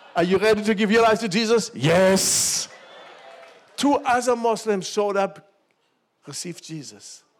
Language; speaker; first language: English; non-native, fluent; German